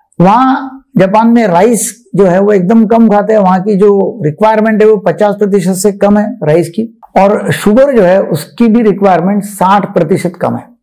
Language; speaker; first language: Hindi; non-native, local second language; Marathi